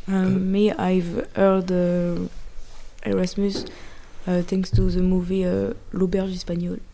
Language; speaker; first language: English; non-native, learner; Catalan